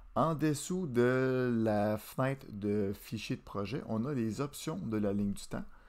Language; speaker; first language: French; native; French